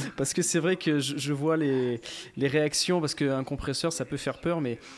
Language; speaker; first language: French; native; French